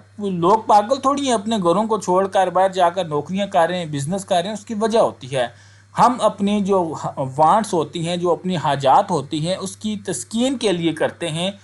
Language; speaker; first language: Urdu; non-native, local second language; Punjabi